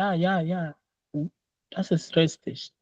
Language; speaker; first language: German; non-native, learner; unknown